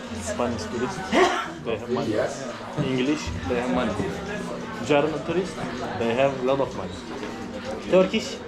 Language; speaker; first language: English; non-native, learner; Arabic